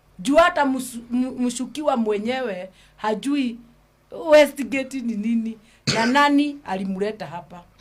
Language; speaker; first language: Swahili; non-native, local second language; Kikuyu